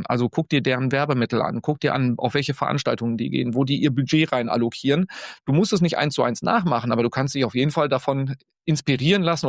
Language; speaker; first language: German; native; German